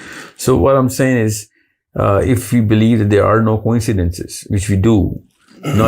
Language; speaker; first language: English; non-native, local second language; Urdu